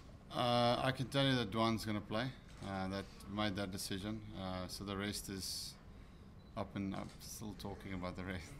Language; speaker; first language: English; non-native, local second language; Afrikaans